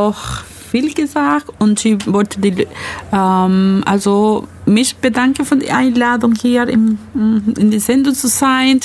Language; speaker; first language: German; non-native, learner; Spanish